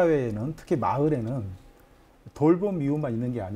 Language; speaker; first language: Korean; native; Korean